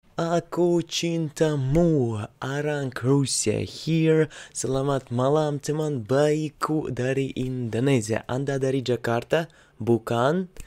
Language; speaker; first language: Indonesian; non-native, learner; Russian